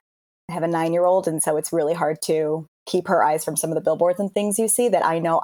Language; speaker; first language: English; native; English